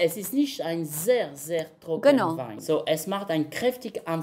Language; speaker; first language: German; non-native, learner; French